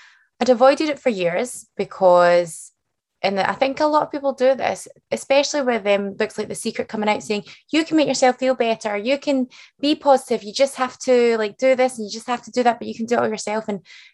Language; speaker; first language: English; native; English